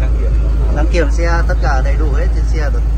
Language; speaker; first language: Vietnamese; native; Vietnamese